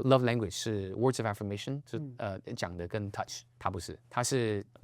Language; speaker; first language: Chinese; native; Chinese